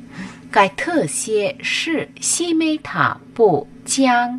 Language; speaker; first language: Chinese; non-native, fluent; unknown